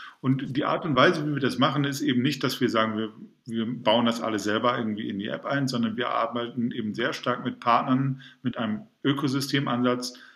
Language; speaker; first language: German; native; German